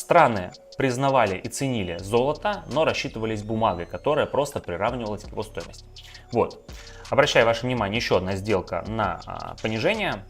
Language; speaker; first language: Russian; native; Russian